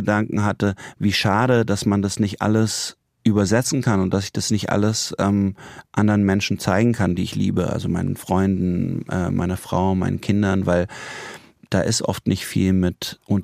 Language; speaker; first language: German; native; German